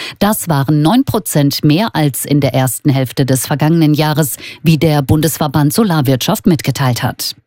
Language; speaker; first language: German; native; German